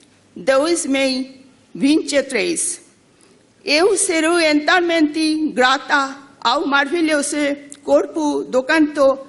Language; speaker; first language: Portuguese; non-native, learner; Bangla